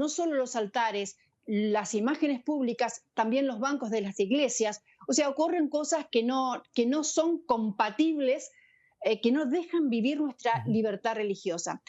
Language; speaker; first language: Spanish; native; Spanish